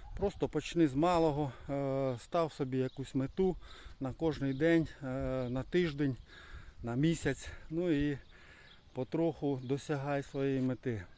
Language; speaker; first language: Ukrainian; non-native, local second language; Russian